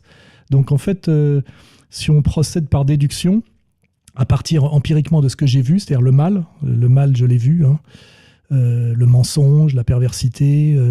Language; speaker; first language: French; native; French